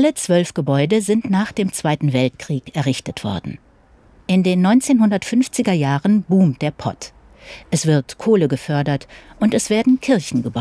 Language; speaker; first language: German; native; German